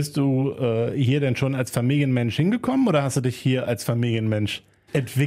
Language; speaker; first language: German; native; German